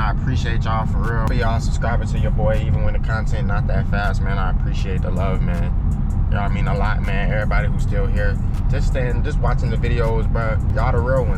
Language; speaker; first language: English; native; English